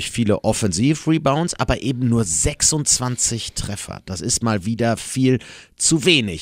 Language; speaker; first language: German; native; German